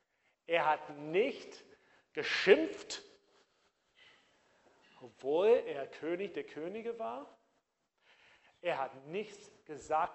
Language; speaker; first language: German; non-native, fluent; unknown